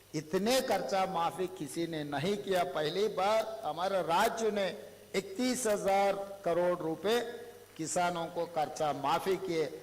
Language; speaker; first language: Hindi; non-native, local second language; Telugu